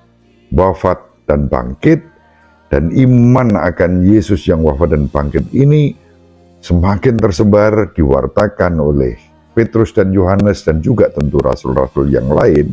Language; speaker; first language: Indonesian; native; Indonesian